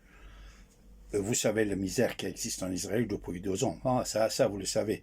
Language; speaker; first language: French; non-native, fluent; Persian